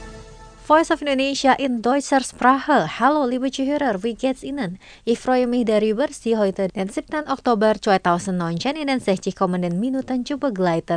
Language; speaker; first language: German; non-native, fluent; Indonesian